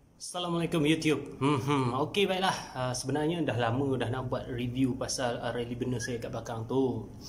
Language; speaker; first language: Malay; native; Malay